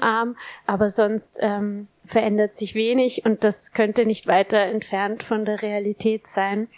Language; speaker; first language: German; native; German